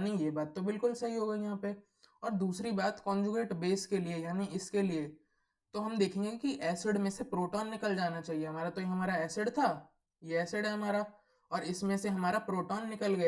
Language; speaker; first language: Hindi; native; Hindi